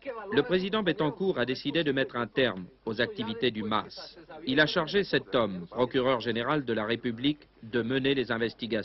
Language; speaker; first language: French; native; French